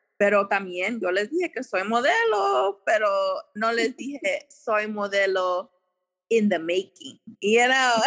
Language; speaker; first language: Spanish; early bilingual, heritage; Spanish